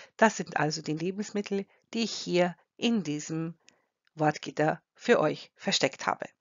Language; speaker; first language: German; non-native, fluent; Croatian